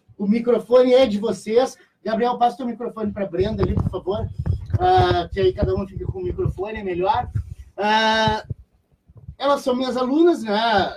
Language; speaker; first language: Portuguese; native; Portuguese